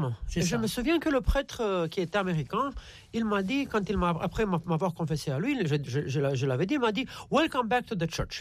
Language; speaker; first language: French; non-native, fluent; Romanian